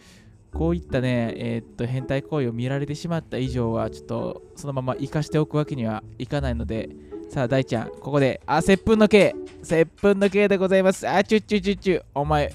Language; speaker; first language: Japanese; native; Japanese